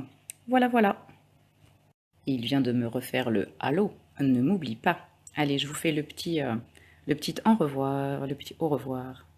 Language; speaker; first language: French; native; French